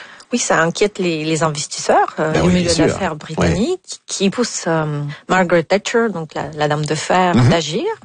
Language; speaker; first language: French; non-native, fluent; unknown